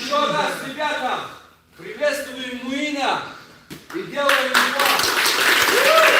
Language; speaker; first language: Russian; native; Russian